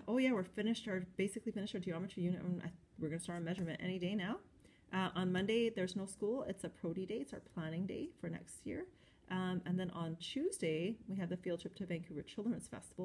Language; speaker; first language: English; native; English